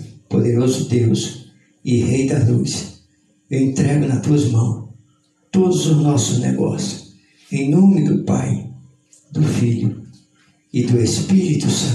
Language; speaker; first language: Portuguese; native; Portuguese